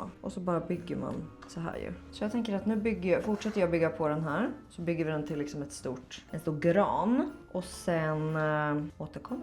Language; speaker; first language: Swedish; native; Swedish